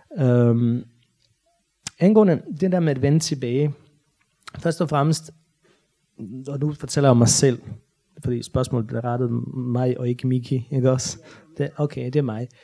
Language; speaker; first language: Danish; non-native, fluent; Bosnian